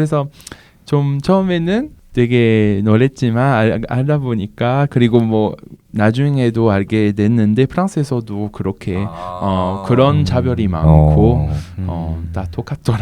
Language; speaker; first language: Korean; non-native, fluent; French